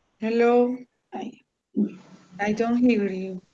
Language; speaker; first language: English; non-native, learner; Spanish